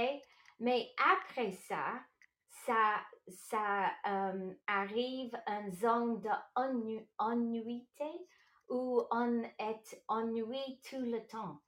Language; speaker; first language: French; non-native, local second language; English